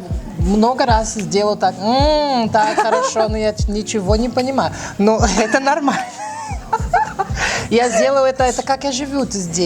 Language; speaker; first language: Russian; non-native, learner; Portuguese